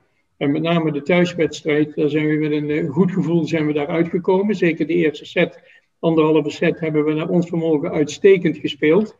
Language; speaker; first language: Dutch; native; Dutch